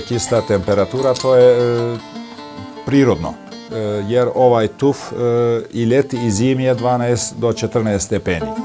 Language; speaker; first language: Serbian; early bilingual, heritage; Turkish